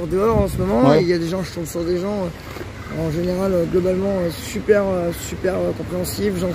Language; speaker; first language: French; native; French